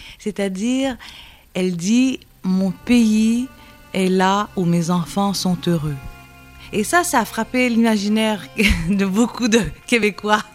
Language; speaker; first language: French; non-native, local second language; Arabic